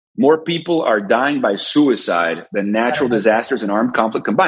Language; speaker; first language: English; early bilingual, other home language; Spanish